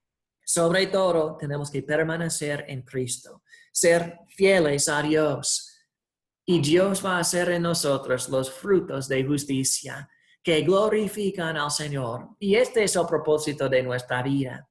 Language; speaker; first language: Spanish; non-native, fluent; English